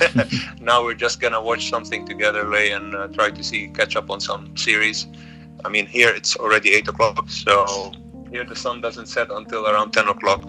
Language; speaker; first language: English; non-native, fluent; Arabic